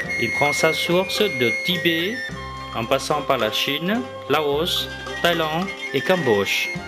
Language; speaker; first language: French; non-native, fluent; Vietnamese